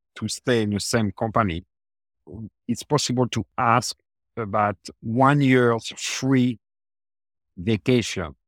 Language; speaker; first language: English; non-native, learner; French